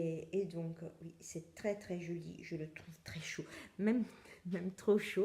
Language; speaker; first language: French; non-native, fluent; Italian